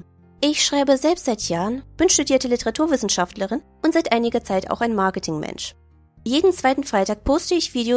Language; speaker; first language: German; native; German